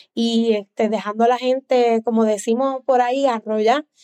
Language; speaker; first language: Spanish; native; Spanish